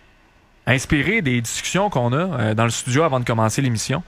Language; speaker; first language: French; native; French